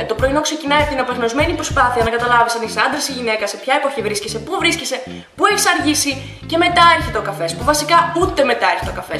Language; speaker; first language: Greek; early bilingual, other home language; Russian